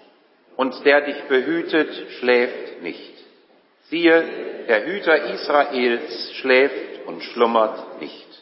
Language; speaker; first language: German; native; German